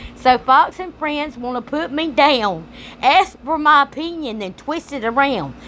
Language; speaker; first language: English; native; English